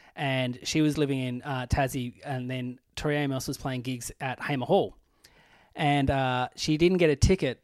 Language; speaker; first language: English; native; English